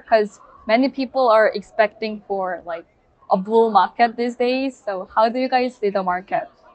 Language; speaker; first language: English; non-native, fluent; Korean